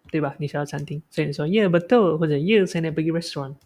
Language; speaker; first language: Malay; non-native, local second language; Chinese